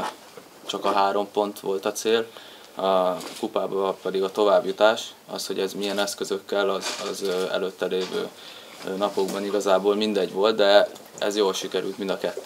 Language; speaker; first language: Hungarian; native; Hungarian